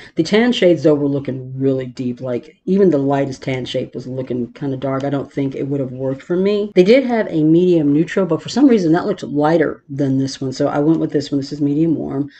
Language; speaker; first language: English; native; English